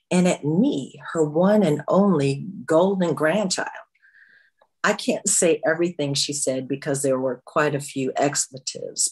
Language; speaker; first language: English; native; English